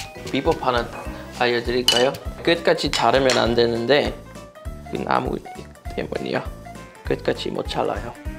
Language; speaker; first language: Korean; non-native, fluent; Dutch